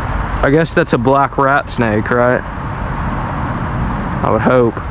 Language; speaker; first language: English; native; English